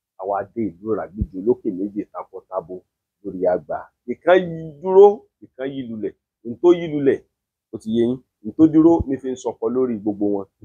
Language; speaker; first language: Yoruba; native; Yoruba